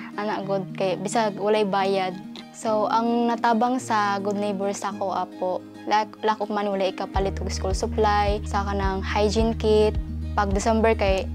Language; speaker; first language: Cebuano; non-native, local second language; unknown